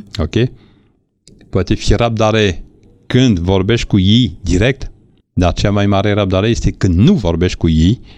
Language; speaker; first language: Romanian; non-native, fluent; French